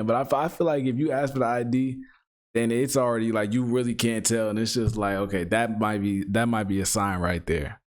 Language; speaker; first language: English; native; English